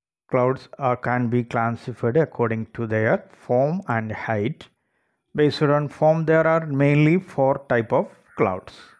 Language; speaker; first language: English; non-native, local second language; Malayalam